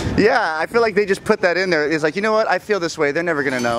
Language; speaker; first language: English; native; English